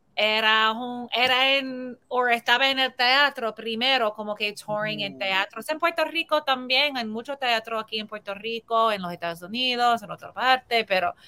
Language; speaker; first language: Spanish; early bilingual, heritage; Spanish